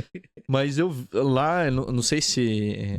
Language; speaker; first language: Portuguese; native; Portuguese